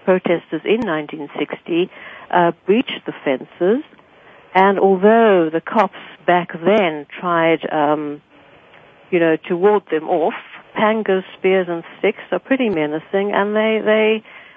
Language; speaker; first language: English; native; English